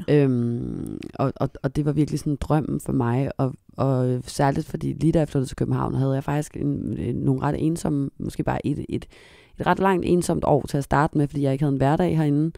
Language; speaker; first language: Danish; native; Danish